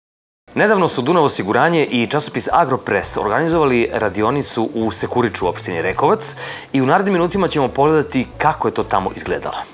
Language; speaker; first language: Serbian; native; Serbian